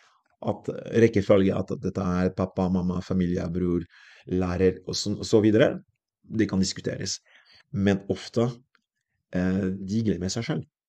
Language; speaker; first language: Norwegian; non-native, fluent; French